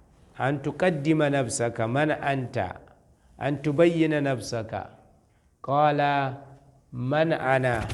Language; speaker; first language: Arabic; non-native, fluent; Hausa